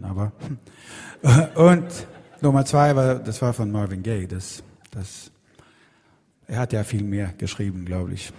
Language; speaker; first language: German; non-native, learner; Swedish